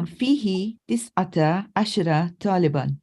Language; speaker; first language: Arabic; non-native, learner; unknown